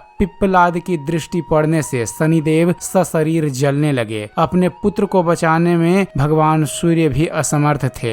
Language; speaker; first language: Hindi; native; Hindi